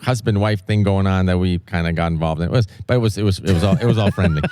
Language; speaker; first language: English; native; English